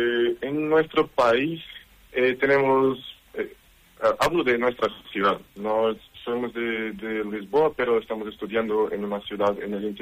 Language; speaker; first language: Spanish; non-native, learner; Portuguese